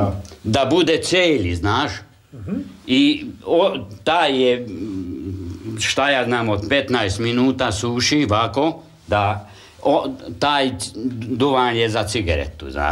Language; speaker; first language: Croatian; non-native, local second language; Hungarian